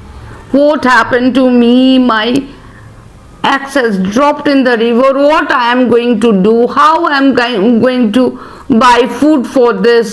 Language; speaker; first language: English; non-native, local second language; Bangla